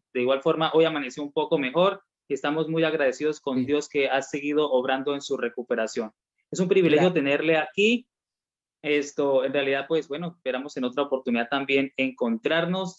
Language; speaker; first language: Spanish; native; Spanish